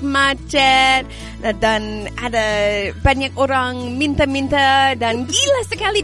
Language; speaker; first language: Indonesian; non-native, learner; English